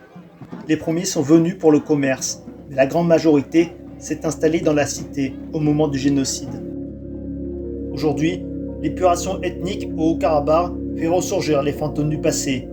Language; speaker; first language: French; native; French